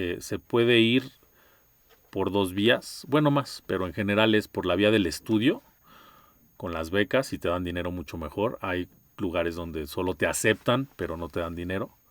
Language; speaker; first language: Spanish; native; Spanish